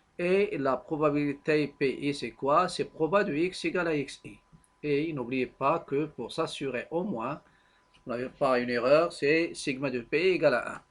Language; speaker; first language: French; non-native, local second language; Arabic